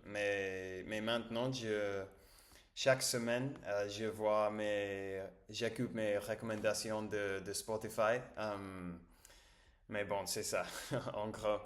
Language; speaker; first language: French; non-native, learner; Spanish